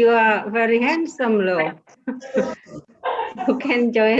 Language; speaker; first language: English; non-native, learner; Indonesian